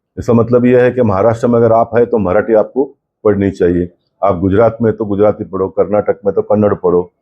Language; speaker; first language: Hindi; non-native, local second language; Kannada